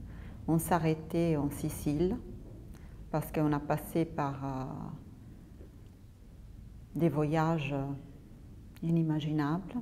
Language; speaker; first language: French; non-native, local second language; Arabic